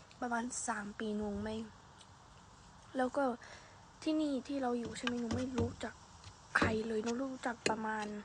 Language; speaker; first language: Thai; early bilingual, heritage; Thai